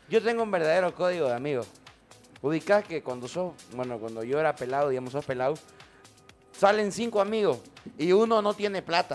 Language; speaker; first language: Spanish; native; Spanish